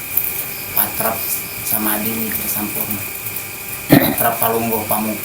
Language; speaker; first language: Indonesian; non-native, local second language; Javanese